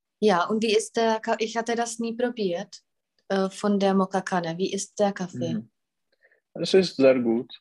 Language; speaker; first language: German; non-native, fluent; Czech